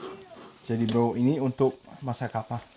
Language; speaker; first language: Indonesian; non-native, learner; Danish